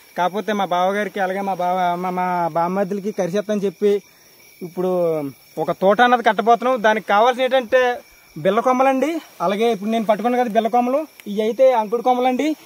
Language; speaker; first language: Telugu; non-native, local second language; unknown